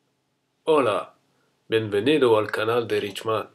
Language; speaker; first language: Spanish; non-native, learner; French